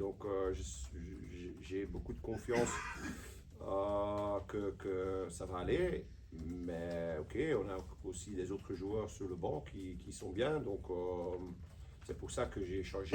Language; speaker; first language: French; non-native, local second language; Dutch